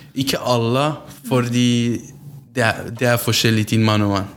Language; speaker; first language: Norwegian; non-native, fluent; Persian